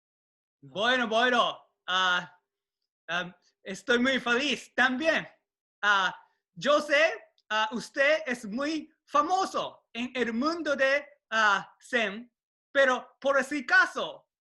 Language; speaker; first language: Spanish; non-native, fluent; Japanese